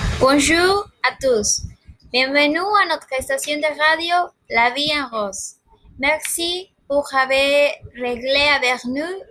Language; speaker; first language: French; non-native, learner; Spanish